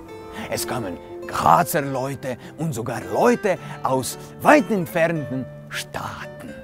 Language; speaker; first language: German; non-native, learner; Slovenian